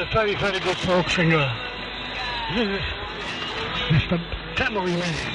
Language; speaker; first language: English; non-native, learner; Dutch